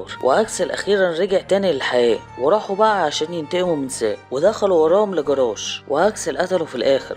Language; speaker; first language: Arabic; native; Arabic